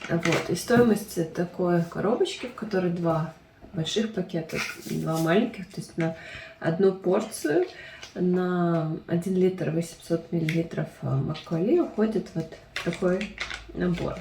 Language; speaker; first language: Russian; non-native, fluent; Ukrainian